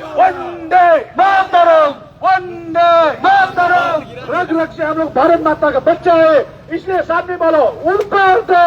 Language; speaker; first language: Hindi; non-native, local second language; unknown